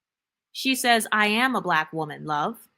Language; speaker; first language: English; native; English